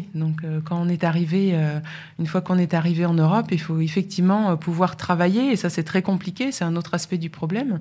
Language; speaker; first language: French; native; French